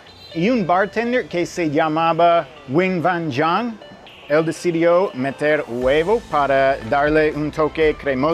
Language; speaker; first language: Spanish; non-native, fluent; English